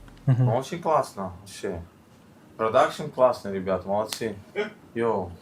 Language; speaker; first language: Russian; non-native, fluent; Italian